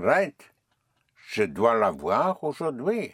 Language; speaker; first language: French; non-native, fluent; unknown